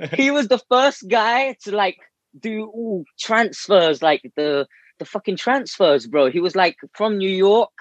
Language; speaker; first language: English; native; English